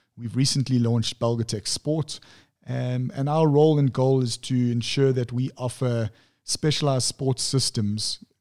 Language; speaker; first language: English; native; English